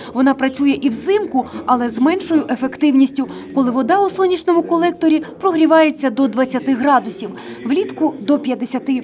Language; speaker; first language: Ukrainian; native; Ukrainian